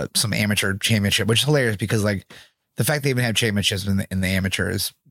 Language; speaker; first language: English; native; English